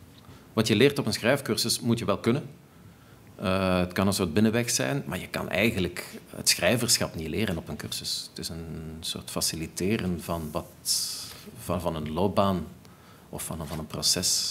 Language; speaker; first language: Dutch; native; Dutch